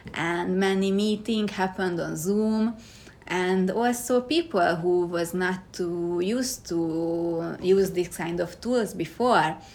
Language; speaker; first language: English; non-native, fluent; Hungarian